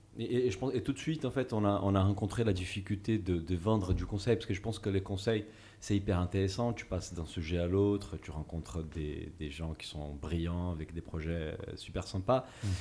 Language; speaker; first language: French; non-native, fluent; Portuguese